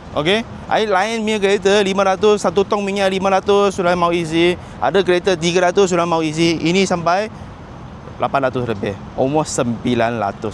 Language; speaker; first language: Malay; non-native, local second language; Chinese